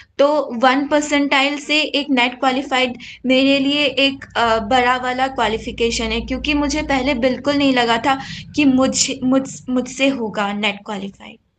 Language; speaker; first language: Hindi; non-native, local second language; Assamese